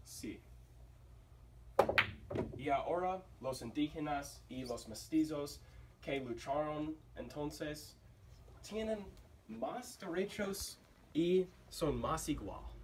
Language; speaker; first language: Spanish; non-native, learner; English